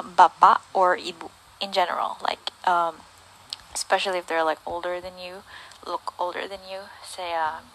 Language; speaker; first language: English; native; English